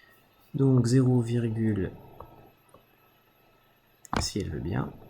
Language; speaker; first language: French; native; French